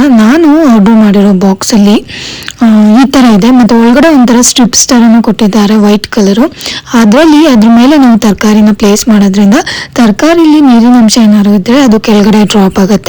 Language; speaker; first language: Kannada; native; Kannada